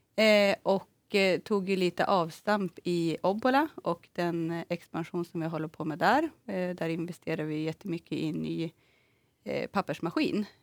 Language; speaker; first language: Swedish; native; Swedish